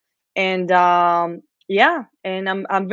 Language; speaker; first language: English; non-native, fluent; Hebrew